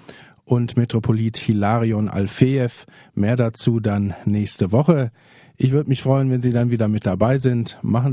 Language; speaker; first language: German; native; German